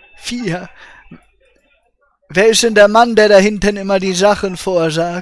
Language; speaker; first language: German; native; German